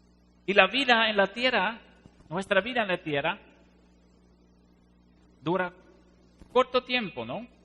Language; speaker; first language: Spanish; non-native, fluent; Dutch